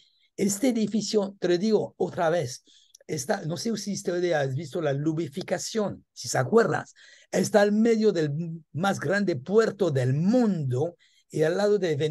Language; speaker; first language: Spanish; non-native, learner; French